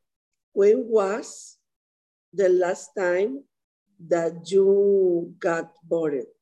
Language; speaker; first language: English; non-native, learner; Spanish